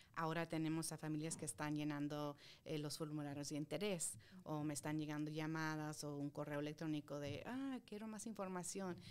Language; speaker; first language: Spanish; early bilingual, heritage; Spanish